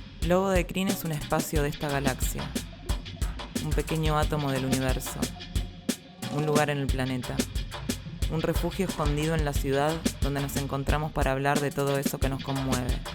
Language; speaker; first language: Spanish; native; Spanish